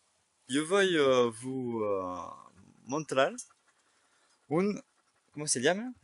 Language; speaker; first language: Spanish; non-native, learner; French